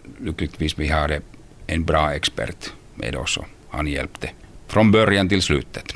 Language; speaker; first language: Swedish; non-native, local second language; Finnish